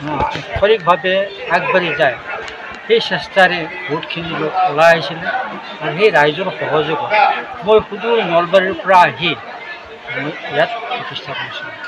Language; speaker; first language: Assamese; native; Assamese